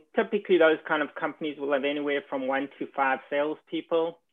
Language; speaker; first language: English; native; English